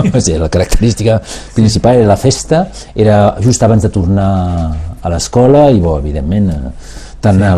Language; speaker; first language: Catalan; non-native, local second language; Spanish